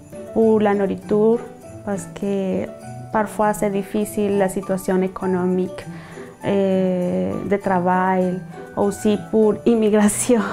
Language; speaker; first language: French; non-native, learner; Spanish